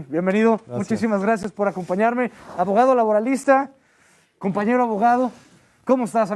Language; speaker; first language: Spanish; native; Spanish